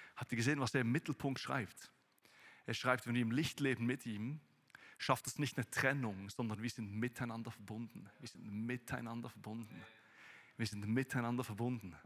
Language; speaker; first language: German; native; German